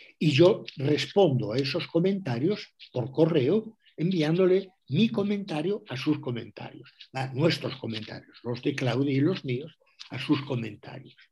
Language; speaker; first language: Spanish; non-native, local second language; Galician